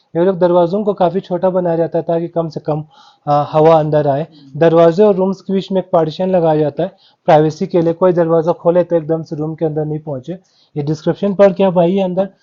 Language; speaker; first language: Hindi; non-native, local second language; Balti